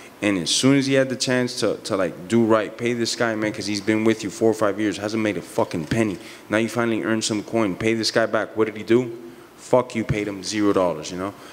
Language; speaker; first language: English; early bilingual, other home language; Spanish